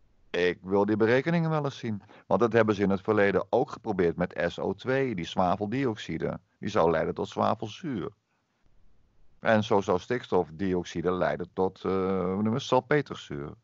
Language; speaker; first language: Dutch; native; Dutch